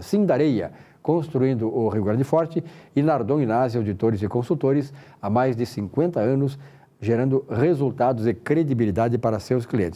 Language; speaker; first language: Portuguese; native; Portuguese